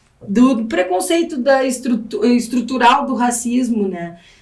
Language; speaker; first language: Portuguese; native; Portuguese